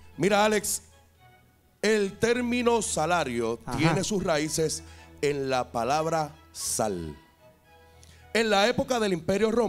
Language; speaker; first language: Spanish; native; Spanish